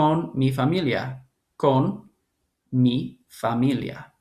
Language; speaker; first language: Spanish; non-native, learner; English